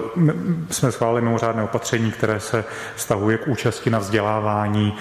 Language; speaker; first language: Czech; native; Czech